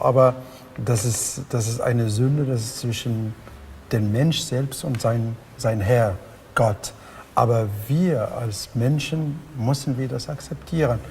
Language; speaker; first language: German; non-native, fluent; Arabic